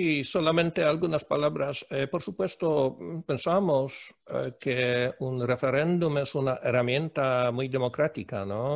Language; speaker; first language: Spanish; non-native, fluent; Polish